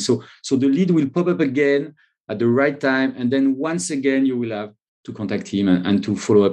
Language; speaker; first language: English; non-native, fluent; French